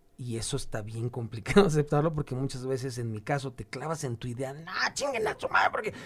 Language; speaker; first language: Spanish; native; Spanish